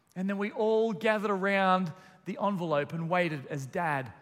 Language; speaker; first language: English; native; English